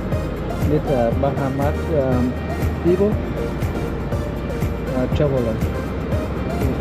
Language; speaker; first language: English; non-native, learner; Vietnamese